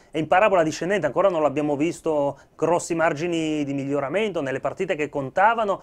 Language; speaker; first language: Italian; native; Italian